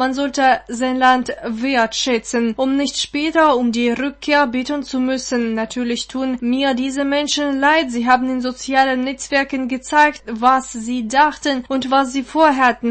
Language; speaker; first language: German; non-native, fluent; Russian